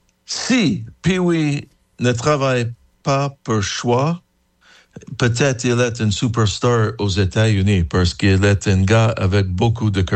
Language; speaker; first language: French; non-native, learner; English